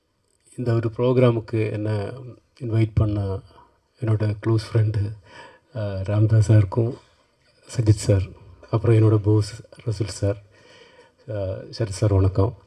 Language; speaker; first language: Tamil; non-native, learner; Malayalam